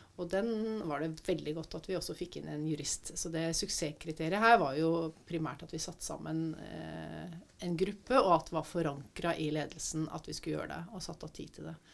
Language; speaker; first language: Norwegian; native; Norwegian